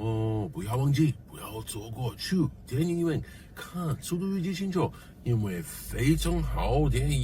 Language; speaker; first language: Chinese; non-native, learner; English